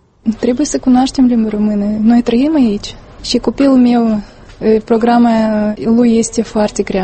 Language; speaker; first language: Romanian; non-native, local second language; Russian